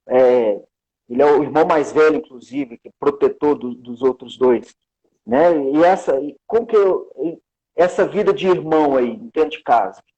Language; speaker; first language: Portuguese; native; Portuguese